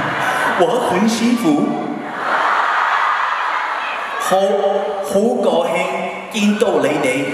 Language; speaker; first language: Chinese; non-native, learner; Korean